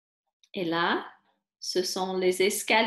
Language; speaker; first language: French; non-native, fluent; English